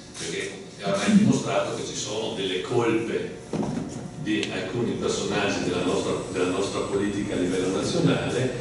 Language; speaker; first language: Italian; native; Italian